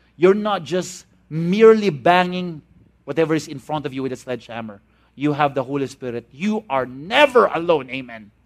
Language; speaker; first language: English; non-native, local second language; Cebuano